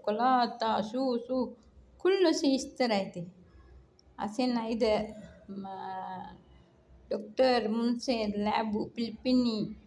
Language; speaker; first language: Arabic; non-native, learner; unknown